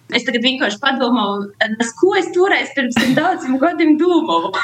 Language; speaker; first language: Latvian; native; Latvian